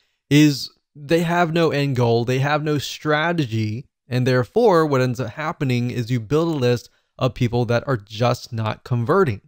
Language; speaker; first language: English; native; English